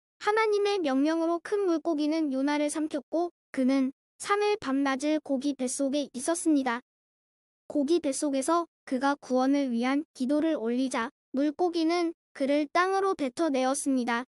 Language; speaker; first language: Korean; native; Korean